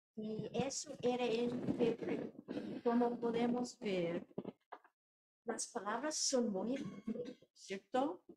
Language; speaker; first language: Spanish; non-native, fluent; English